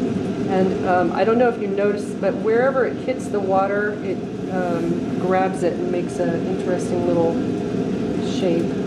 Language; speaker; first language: English; native; English